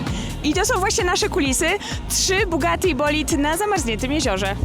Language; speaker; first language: Polish; native; Polish